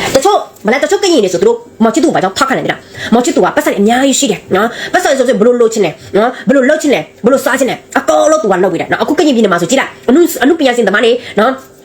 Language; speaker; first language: Burmese; non-native, local second language; Karen languages